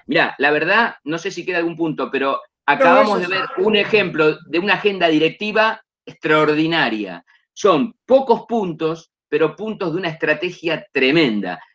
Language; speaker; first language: Spanish; native; Spanish